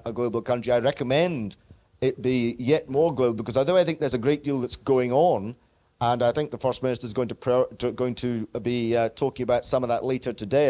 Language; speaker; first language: English; native; English